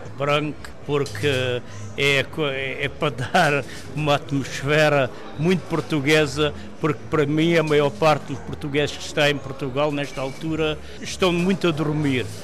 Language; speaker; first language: Portuguese; native; Portuguese